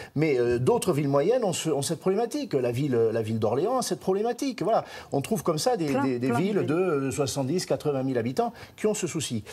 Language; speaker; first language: French; native; French